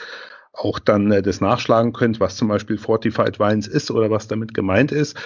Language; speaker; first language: German; native; German